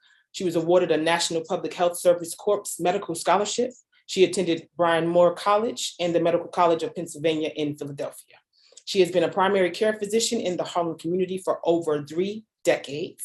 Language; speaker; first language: English; native; English